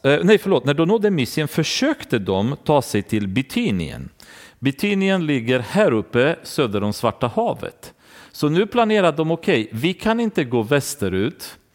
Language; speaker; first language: Swedish; non-native, fluent; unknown